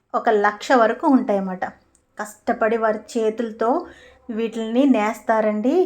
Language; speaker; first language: Telugu; native; Telugu